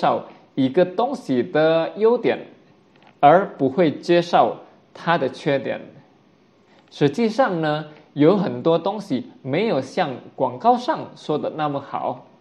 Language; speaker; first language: Chinese; non-native, fluent; Indonesian